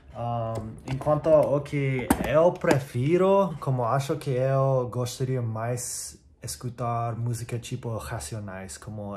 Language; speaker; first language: Portuguese; non-native, learner; English